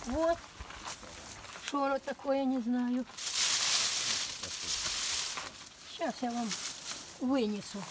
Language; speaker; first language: Russian; native; Russian